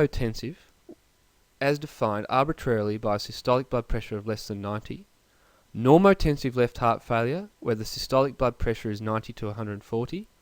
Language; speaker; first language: English; native; English